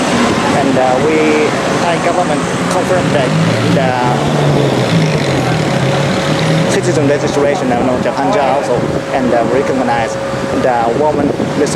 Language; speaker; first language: English; non-native, fluent; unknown